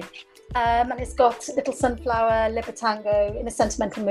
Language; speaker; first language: English; native; English